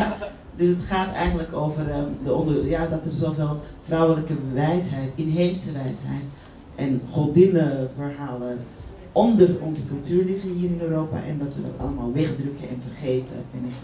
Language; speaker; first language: Dutch; native; Dutch